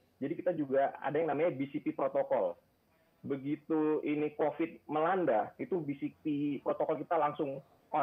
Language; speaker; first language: Indonesian; native; Indonesian